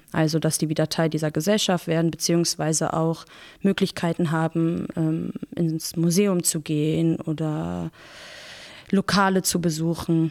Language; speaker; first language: German; early bilingual, other home language; Persian